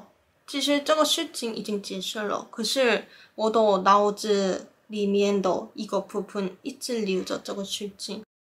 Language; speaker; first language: Chinese; non-native, fluent; Korean